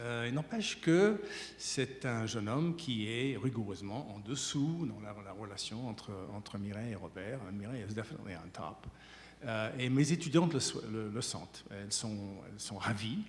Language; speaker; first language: French; native; French